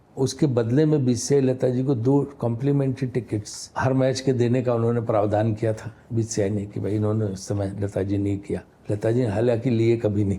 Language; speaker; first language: Hindi; native; Hindi